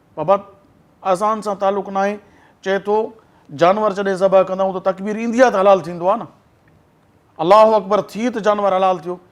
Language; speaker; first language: Sindhi; native; Sindhi